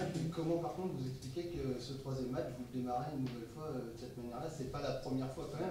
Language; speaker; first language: French; native; French